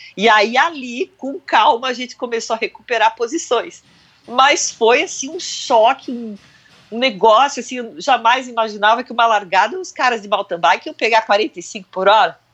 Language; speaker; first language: Portuguese; native; Portuguese